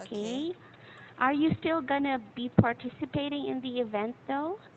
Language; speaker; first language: English; non-native, fluent; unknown